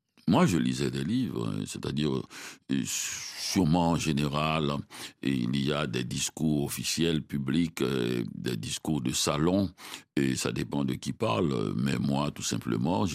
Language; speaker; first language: French; non-native, local second language; Haitian Creole